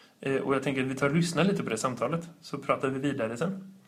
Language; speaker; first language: Swedish; native; Swedish